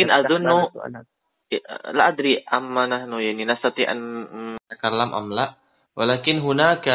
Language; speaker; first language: Arabic; non-native, learner; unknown